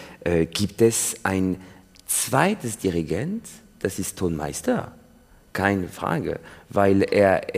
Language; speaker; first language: German; non-native, learner; French